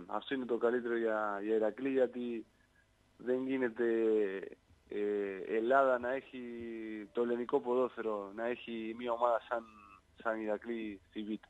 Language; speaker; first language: Greek; non-native, learner; Spanish